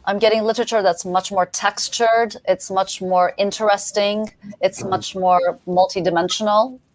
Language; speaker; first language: English; early bilingual, other home language; Persian